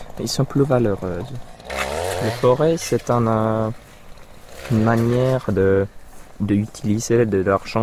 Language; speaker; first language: French; non-native, fluent; Finnish